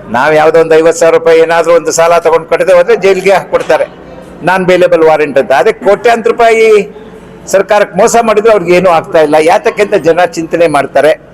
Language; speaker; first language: Kannada; non-native, local second language; Konkani